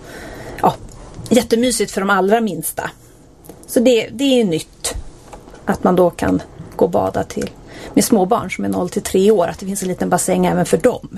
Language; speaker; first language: Swedish; native; Swedish